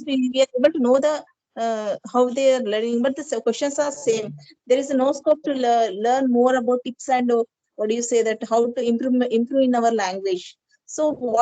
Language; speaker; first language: English; non-native, learner; Telugu